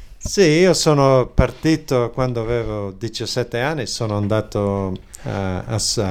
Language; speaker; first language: Italian; early bilingual, other home language; Friulian